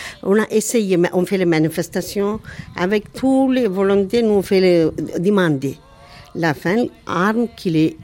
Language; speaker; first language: French; non-native, learner; Tamil